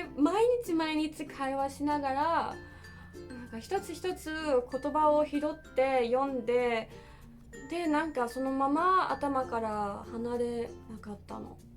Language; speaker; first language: Japanese; non-native, fluent; German